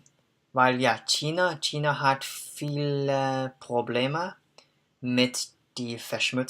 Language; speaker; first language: German; non-native, learner; English